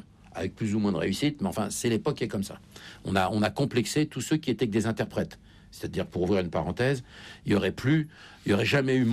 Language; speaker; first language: French; native; French